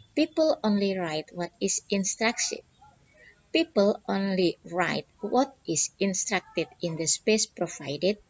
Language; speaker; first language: English; non-native, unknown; Indonesian